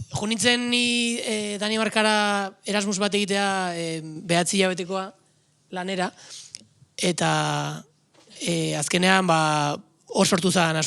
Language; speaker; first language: Basque; non-native, local second language; Spanish